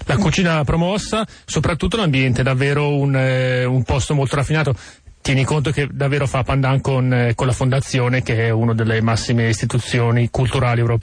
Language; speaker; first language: Italian; native; Italian